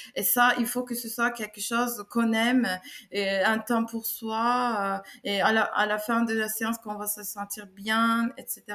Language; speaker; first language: French; non-native, fluent; Turkish